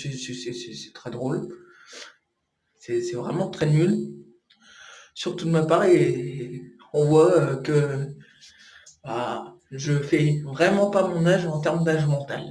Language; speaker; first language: French; native; French